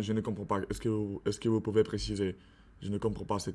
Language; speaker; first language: French; non-native, learner; Russian